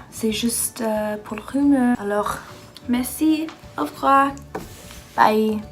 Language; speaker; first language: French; non-native, learner; English